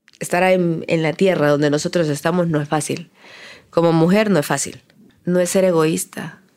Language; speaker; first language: Spanish; native; Spanish